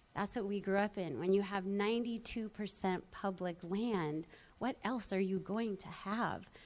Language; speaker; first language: English; native; English